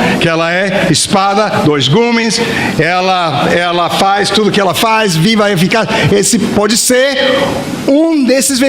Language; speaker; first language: Portuguese; non-native, fluent; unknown